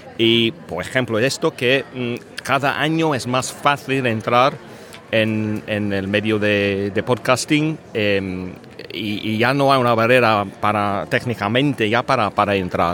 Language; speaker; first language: Spanish; non-native, fluent; English